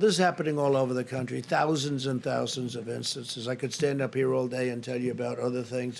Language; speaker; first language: English; native; English